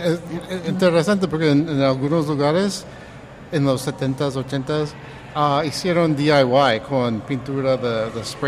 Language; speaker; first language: Spanish; early bilingual, heritage; English